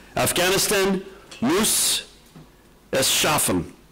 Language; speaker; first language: German; non-native, learner; English